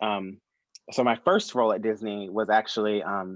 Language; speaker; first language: English; native; English